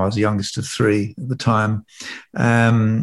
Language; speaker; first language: English; native; English